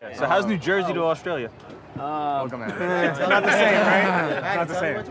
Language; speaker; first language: English; native; English